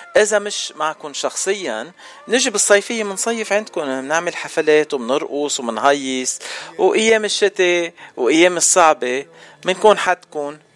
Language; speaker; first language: Arabic; non-native, local second language; Armenian